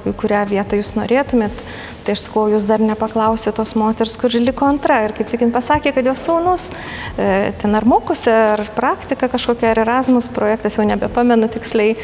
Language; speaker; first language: Lithuanian; native; Lithuanian